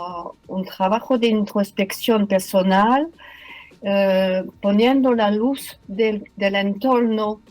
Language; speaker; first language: Spanish; non-native, fluent; French